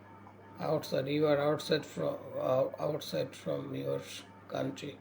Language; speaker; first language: English; non-native, learner; Bangla